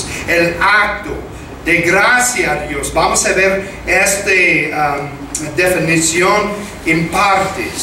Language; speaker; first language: Spanish; non-native, fluent; English